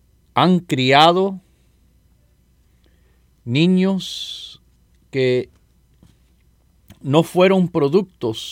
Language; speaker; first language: Spanish; native; Spanish